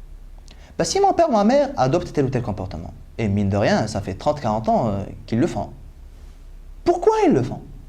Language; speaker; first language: French; native; French